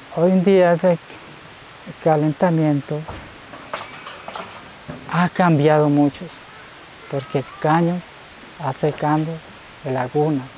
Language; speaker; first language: Spanish; non-native, local second language; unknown